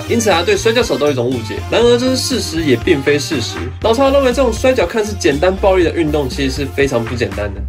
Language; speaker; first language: Chinese; native; Chinese